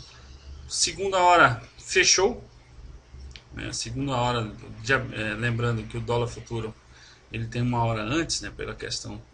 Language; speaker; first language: Portuguese; native; Portuguese